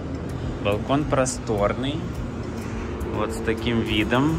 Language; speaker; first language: Russian; native; Russian